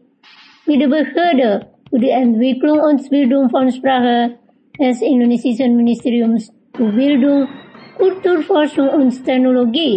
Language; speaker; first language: German; non-native, fluent; Indonesian